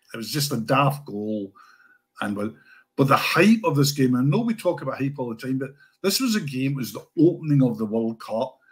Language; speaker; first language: English; native; English